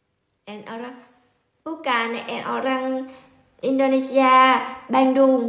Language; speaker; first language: Indonesian; non-native, learner; Vietnamese